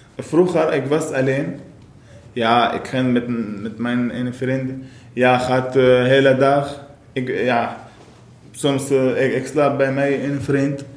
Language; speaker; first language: Dutch; non-native, learner; Arabic